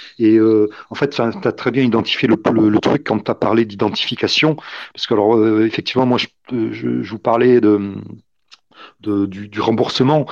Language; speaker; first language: French; native; French